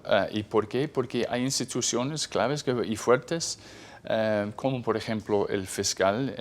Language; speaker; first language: Spanish; non-native, fluent; English